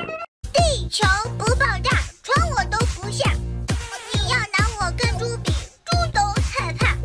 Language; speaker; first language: Chinese; native; Chinese